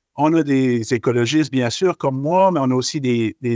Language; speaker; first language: French; native; French